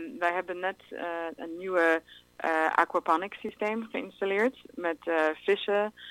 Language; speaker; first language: Dutch; non-native, fluent; English